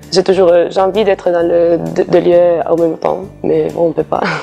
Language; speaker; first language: French; non-native, fluent; Spanish